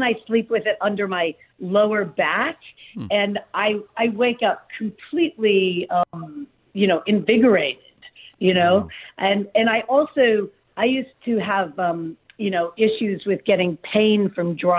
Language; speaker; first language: English; native; English